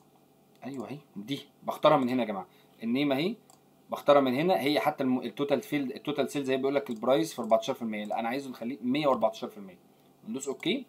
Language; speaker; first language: Arabic; native; Arabic